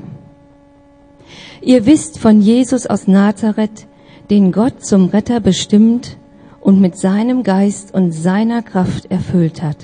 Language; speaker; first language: German; native; German